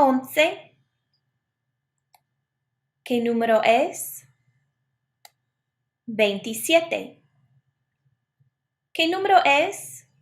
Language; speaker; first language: Spanish; non-native, fluent; English